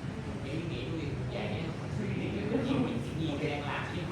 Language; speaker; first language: Vietnamese; native; Vietnamese